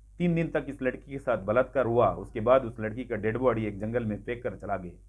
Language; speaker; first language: Hindi; non-native, local second language; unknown